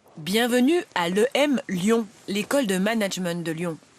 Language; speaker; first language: French; native; French